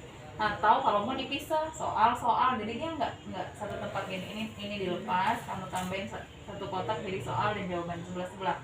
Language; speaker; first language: Indonesian; native; Indonesian